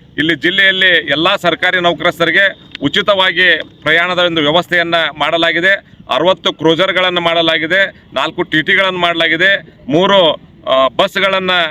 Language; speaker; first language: Kannada; native; Kannada